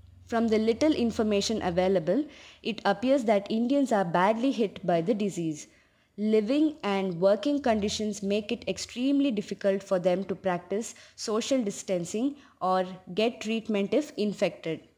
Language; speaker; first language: English; non-native, local second language; Tamil